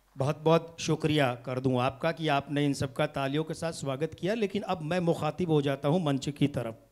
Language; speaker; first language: Hindi; native; Hindi